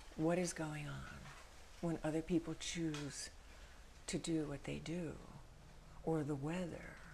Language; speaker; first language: English; native; English